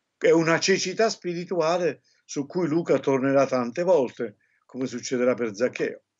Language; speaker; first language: Italian; native; Italian